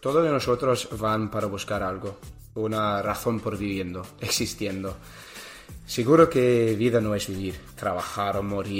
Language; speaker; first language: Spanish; non-native, learner; English